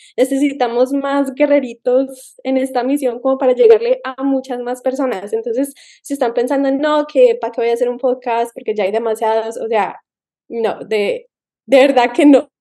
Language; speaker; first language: Spanish; early bilingual, heritage; Spanish